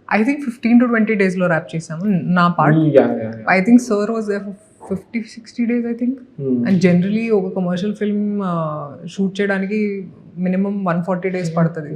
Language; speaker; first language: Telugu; non-native, fluent; Hindi